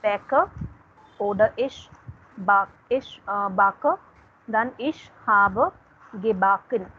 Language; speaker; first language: German; non-native, fluent; Hindi